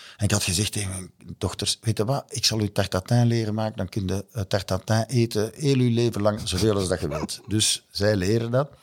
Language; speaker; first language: Dutch; native; Dutch